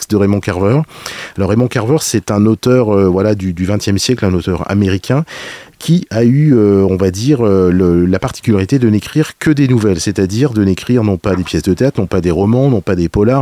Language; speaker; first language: French; native; French